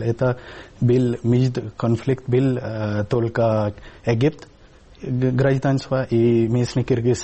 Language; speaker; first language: Russian; non-native, learner; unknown